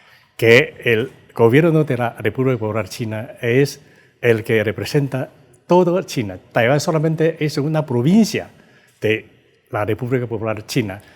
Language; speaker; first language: Spanish; non-native, fluent; Chinese